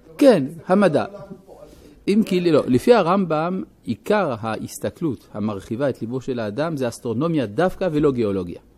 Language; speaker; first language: Hebrew; non-native, fluent; French